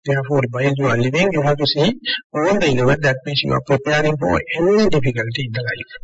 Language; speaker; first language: English; non-native, local second language; Sinhala